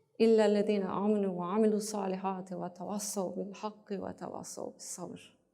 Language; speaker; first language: Turkish; non-native, fluent; English